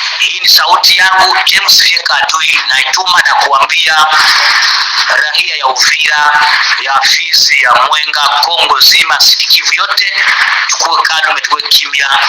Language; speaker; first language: Swahili; native; Swahili